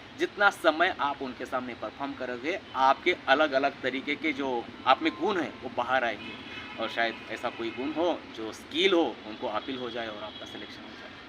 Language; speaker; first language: Hindi; non-native, local second language; Marathi